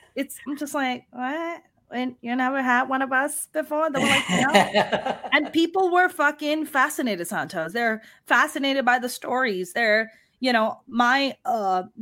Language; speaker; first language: English; non-native, local second language; Urdu